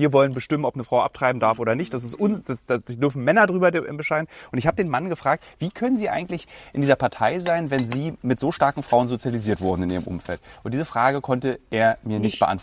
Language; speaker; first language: German; native; German